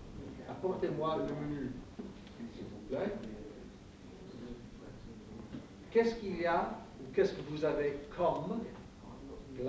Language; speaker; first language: French; non-native, fluent; English